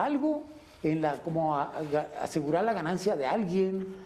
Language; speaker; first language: Spanish; native; Spanish